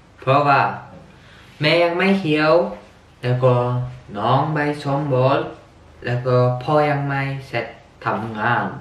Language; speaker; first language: Thai; early bilingual, heritage; Thai